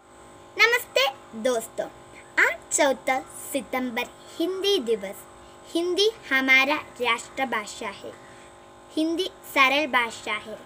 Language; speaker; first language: Hindi; non-native, local second language; Malayalam